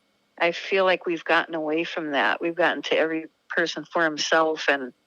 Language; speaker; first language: English; native; English